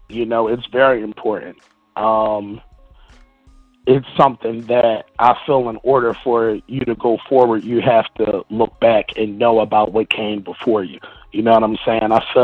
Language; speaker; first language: English; native; English